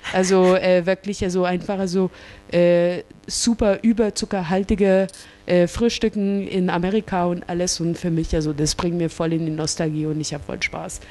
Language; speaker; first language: German; non-native, fluent; English